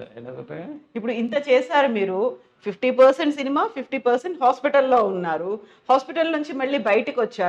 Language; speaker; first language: Telugu; native; Telugu